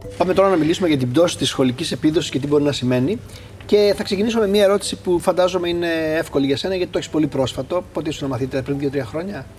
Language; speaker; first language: Greek; native; Greek